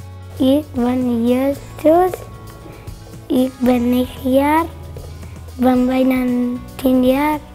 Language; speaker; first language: Dutch; non-native, learner; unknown